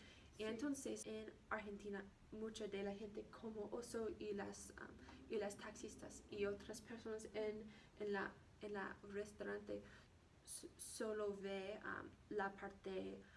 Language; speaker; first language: Spanish; non-native, learner; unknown